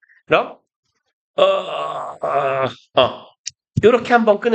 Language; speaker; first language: Korean; native; Korean